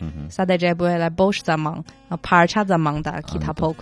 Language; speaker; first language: Turkish; non-native, fluent; Chinese